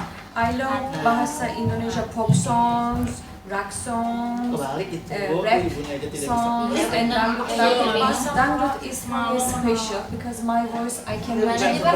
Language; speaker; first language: English; non-native, learner; Turkish